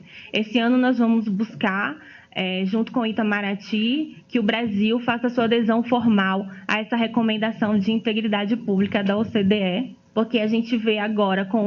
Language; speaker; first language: Portuguese; native; Portuguese